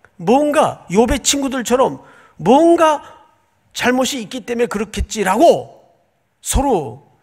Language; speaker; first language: Korean; native; Korean